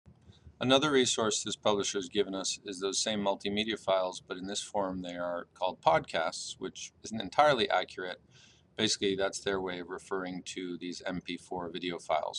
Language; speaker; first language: English; native; English